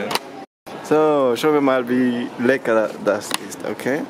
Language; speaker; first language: German; non-native, learner; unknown